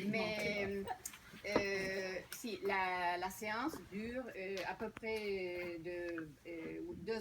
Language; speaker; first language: French; non-native, fluent; Spanish